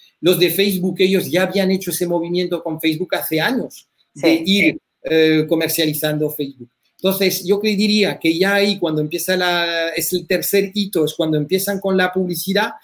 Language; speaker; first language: Spanish; early bilingual, heritage; French